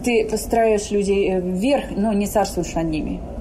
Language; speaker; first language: Russian; native; Russian